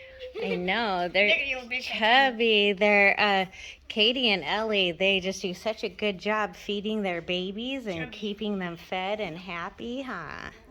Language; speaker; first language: English; native; English